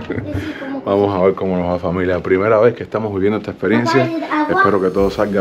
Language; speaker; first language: Spanish; native; Spanish